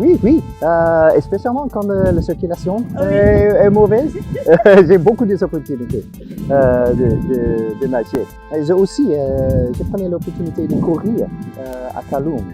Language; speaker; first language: French; non-native, fluent; English